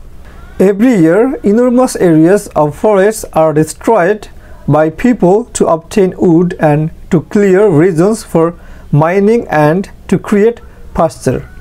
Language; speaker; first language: English; non-native, fluent; Bangla